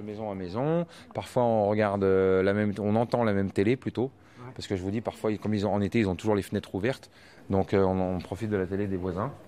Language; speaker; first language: French; native; French